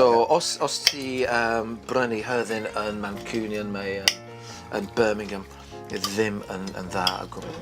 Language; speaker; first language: Welsh; non-native, learner; English